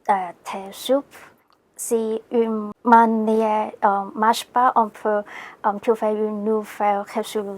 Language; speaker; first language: French; non-native, learner; Cantonese